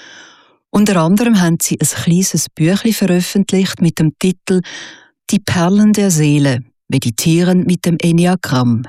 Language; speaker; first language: German; native; German